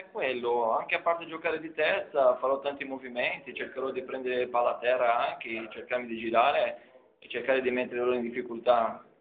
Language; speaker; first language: Italian; non-native, fluent; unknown